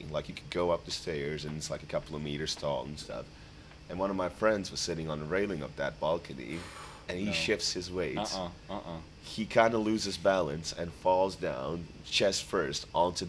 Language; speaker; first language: English; non-native, fluent; Croatian